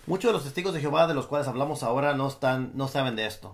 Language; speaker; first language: Spanish; early bilingual, other home language; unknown